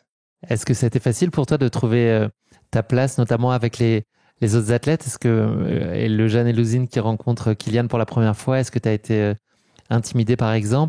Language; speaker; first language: French; native; French